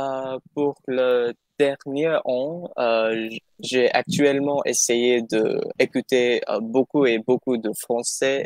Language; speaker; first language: French; non-native, learner; English